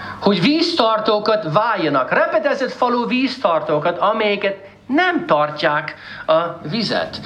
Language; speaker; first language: Hungarian; non-native, fluent; English